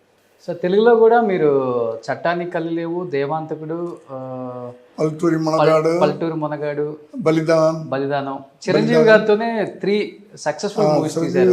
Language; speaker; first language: Telugu; native; Telugu